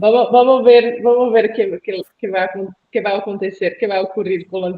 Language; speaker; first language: Spanish; non-native, learner; Portuguese